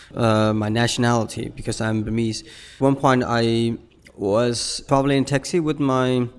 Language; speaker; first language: English; non-native, fluent; Burmese